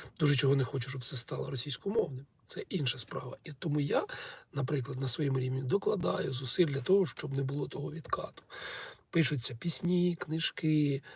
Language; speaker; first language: Ukrainian; non-native, local second language; Russian